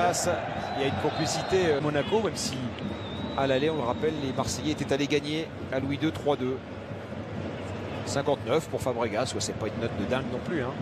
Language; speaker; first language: French; native; French